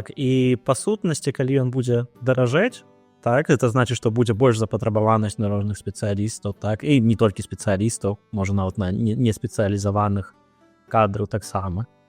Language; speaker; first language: Belarusian; non-native, local second language; Russian